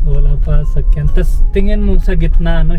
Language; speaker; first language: Filipino; non-native, learner; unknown